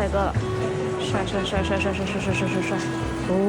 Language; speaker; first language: Chinese; native; Chinese